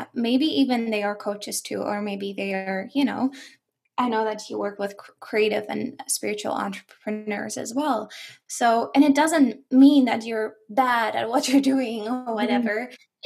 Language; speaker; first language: English; non-native, fluent; German